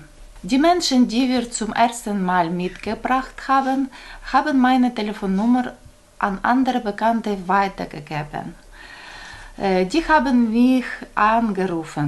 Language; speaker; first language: German; non-native, fluent; Ukrainian